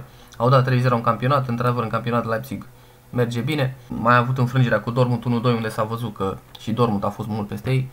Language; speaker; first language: Romanian; native; Romanian